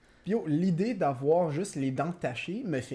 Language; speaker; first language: French; native; French